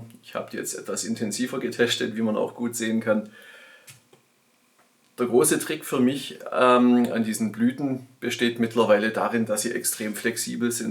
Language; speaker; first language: German; native; German